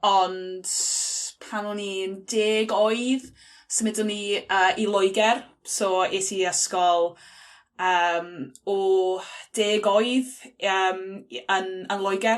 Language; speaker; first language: Welsh; non-native, local second language; English